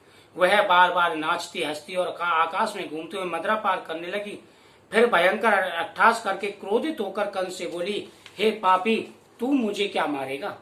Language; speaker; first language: Hindi; native; Hindi